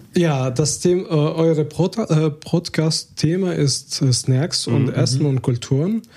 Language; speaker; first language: German; non-native, learner; Arabic